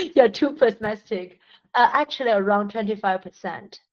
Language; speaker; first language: English; non-native, fluent; Chinese